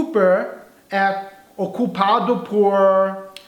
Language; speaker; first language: Portuguese; non-native, fluent; English